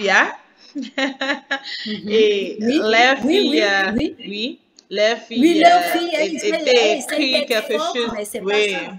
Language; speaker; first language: French; non-native, learner; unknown